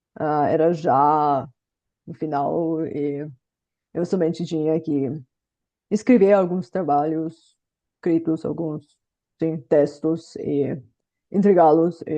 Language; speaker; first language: Portuguese; non-native, fluent; Bulgarian